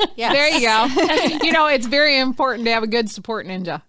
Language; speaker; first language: English; native; English